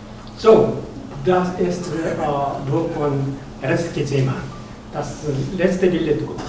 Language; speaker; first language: German; non-native, learner; Korean